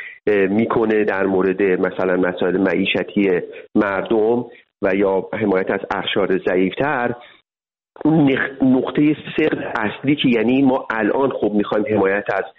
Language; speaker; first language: Persian; native; Persian